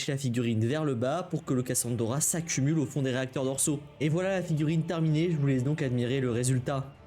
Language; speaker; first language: French; native; French